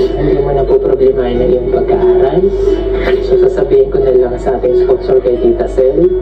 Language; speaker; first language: Filipino; non-native, local second language; Cebuano